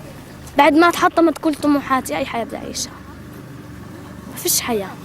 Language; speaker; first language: Arabic; native; Arabic